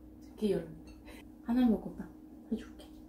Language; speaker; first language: Korean; non-native, fluent; French